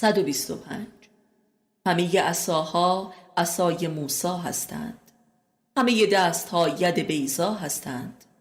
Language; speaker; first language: Persian; native; Persian